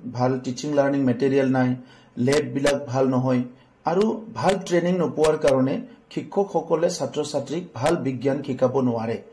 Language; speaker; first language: Assamese; non-native, local second language; Bodo